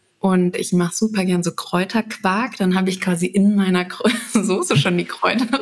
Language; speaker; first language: German; early bilingual, other home language; Serbian